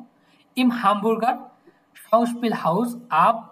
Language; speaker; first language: German; non-native, fluent; Bangla